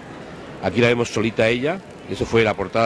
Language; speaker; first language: Spanish; native; Spanish